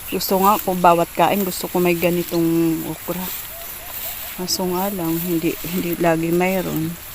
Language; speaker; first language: Filipino; non-native, local second language; Waray